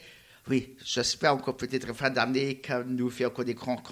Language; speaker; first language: French; non-native, learner; Luxembourgish